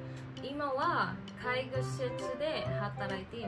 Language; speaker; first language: Japanese; non-native, fluent; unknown